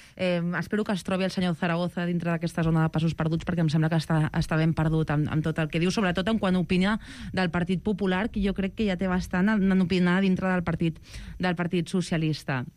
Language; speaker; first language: Catalan; non-native, local second language; Spanish